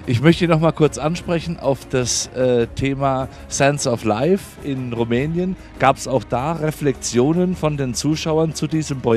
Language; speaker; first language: German; native; German